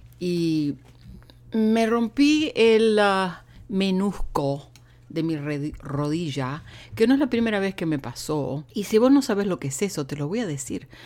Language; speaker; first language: Spanish; native; Spanish